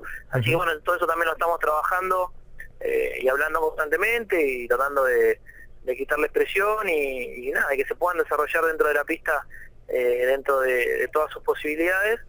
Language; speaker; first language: Spanish; native; Spanish